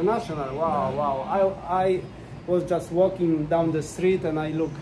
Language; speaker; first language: English; non-native, learner; Polish